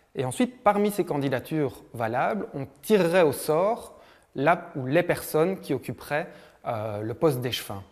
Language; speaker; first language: French; native; French